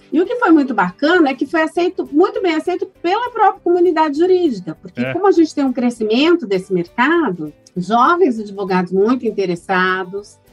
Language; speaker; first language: Portuguese; native; Portuguese